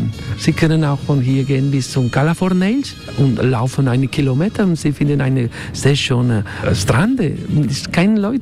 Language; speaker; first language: German; non-native, learner; Spanish